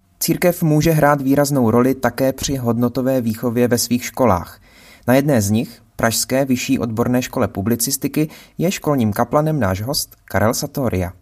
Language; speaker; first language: Czech; native; Czech